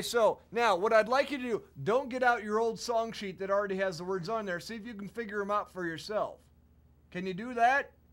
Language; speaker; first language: English; native; English